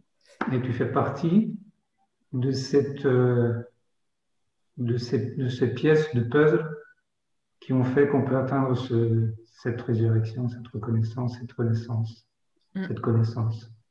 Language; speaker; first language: French; native; French